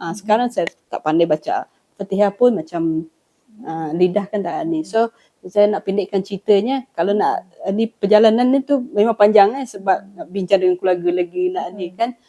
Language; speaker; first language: Malay; non-native, local second language; Iban